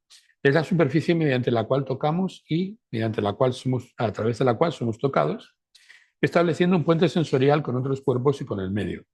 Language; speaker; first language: Spanish; native; Spanish